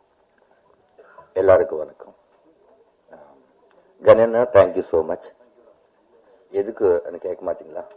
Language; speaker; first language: Tamil; non-native, learner; Telugu